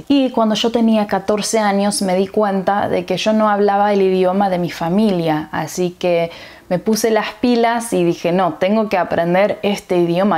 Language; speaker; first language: Spanish; early bilingual, heritage; English